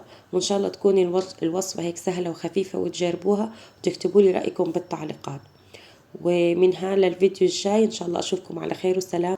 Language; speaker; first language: Arabic; native; Arabic